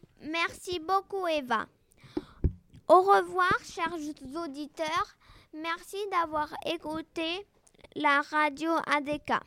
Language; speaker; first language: French; non-native, learner; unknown